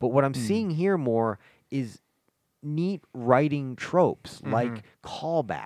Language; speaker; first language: English; native; English